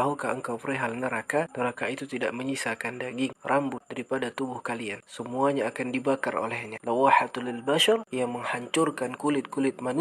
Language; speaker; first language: Malay; native; Malay